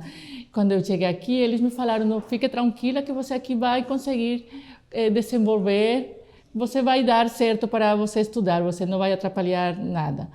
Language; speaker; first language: Portuguese; non-native, fluent; Spanish